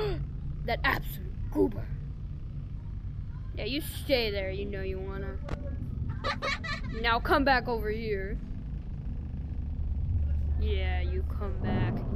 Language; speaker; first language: English; native; English